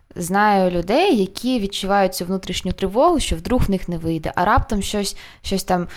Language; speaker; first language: Ukrainian; native; Ukrainian